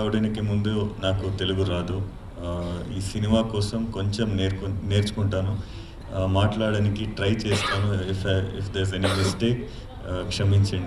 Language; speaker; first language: Telugu; non-native, learner; Kannada